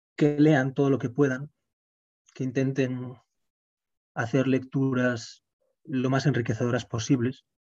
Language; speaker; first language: Spanish; native; Spanish